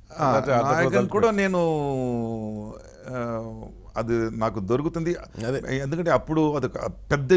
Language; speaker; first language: Telugu; non-native, local second language; Tamil